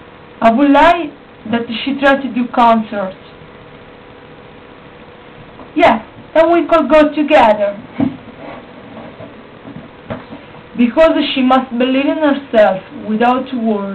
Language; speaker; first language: English; non-native, learner; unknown